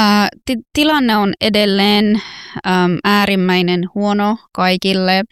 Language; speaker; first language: Finnish; non-native, fluent; Persian